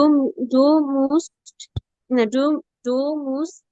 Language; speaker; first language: German; non-native, learner; Bangla